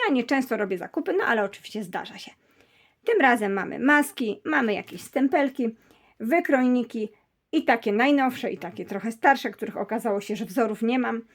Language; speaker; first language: Polish; native; Polish